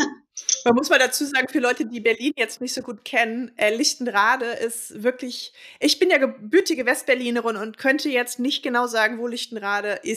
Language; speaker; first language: German; native; German